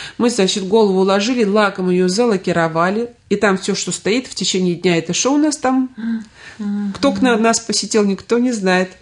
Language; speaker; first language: Russian; native; Russian